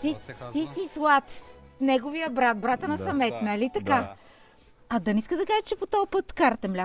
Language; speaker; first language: Bulgarian; native; Bulgarian